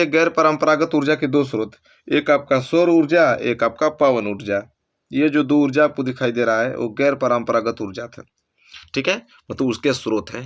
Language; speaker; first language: Hindi; native; Hindi